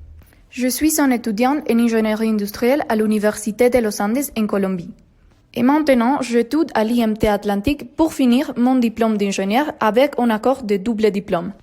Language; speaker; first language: French; non-native, learner; Spanish